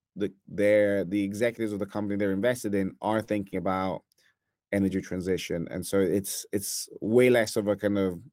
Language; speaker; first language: English; non-native, fluent; Italian